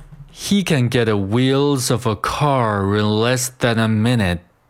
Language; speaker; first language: English; non-native, fluent; Chinese